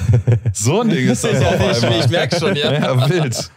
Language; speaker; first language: German; non-native, fluent; Latvian